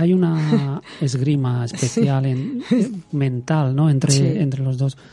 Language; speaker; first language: Spanish; native; Spanish